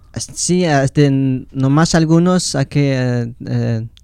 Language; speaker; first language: Spanish; non-native, local second language; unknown